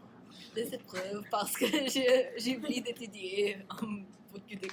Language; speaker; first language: French; non-native, learner; English